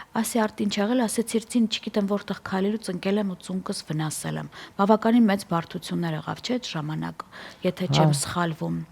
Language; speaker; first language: Armenian; native; Armenian